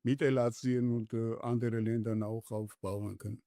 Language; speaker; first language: German; non-native, learner; Georgian